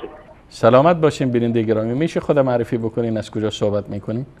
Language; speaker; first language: Persian; native; Persian